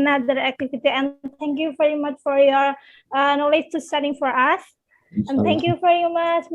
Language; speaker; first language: English; non-native, learner; Indonesian